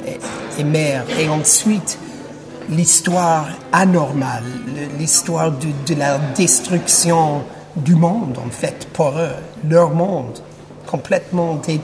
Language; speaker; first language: French; non-native, fluent; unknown